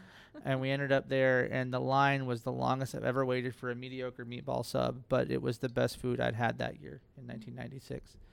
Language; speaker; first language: English; native; English